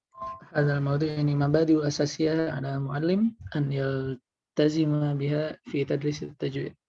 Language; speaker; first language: Arabic; non-native, learner; Indonesian